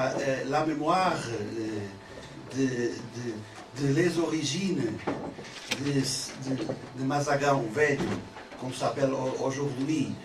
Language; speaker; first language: French; non-native, learner; Portuguese